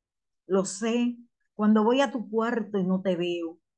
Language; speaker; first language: Spanish; native; Spanish